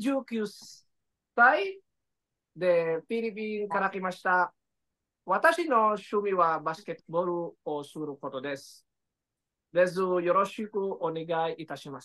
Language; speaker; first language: Japanese; non-native, learner; Filipino